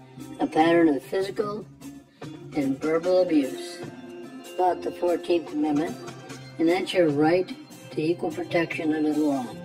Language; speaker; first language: English; native; English